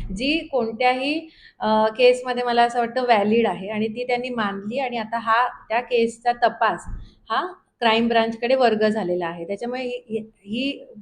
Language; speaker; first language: Marathi; native; Marathi